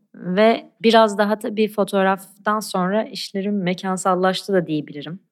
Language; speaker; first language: Turkish; non-native, local second language; Armenian